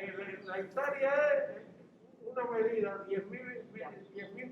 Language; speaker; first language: Spanish; native; Spanish